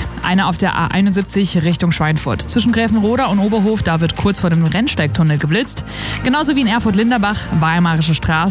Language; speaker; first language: German; native; German